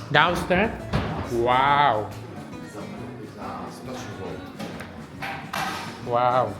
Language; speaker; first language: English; non-native, learner; Thai